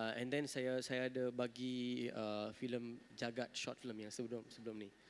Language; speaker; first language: Malay; non-native, local second language; Tamil